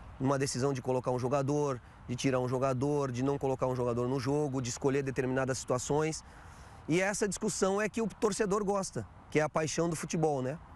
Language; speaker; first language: Portuguese; native; Portuguese